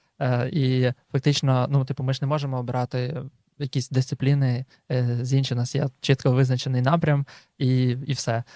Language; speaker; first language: Ukrainian; native; Ukrainian